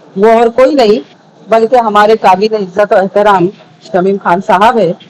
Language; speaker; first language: Urdu; native; Urdu